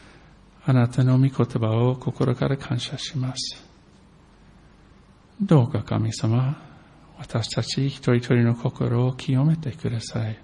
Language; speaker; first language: Japanese; non-native, fluent; English